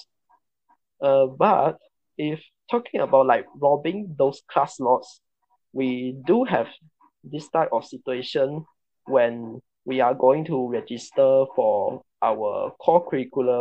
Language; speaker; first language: English; non-native, local second language; Chinese